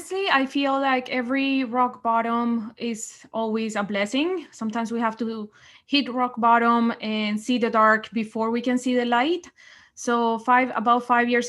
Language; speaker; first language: English; non-native, fluent; Spanish